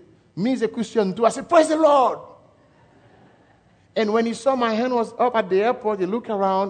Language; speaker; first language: English; non-native, fluent; French